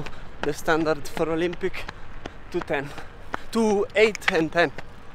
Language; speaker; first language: English; non-native, learner; Italian